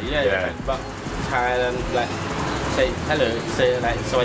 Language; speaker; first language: English; non-native, learner; Thai